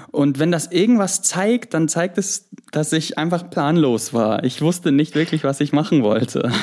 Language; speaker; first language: German; early bilingual, other home language; Greek